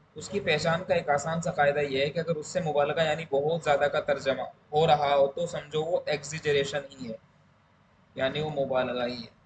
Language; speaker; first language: Urdu; native; Urdu